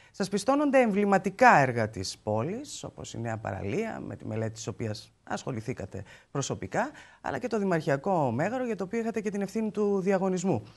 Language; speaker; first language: Greek; native; Greek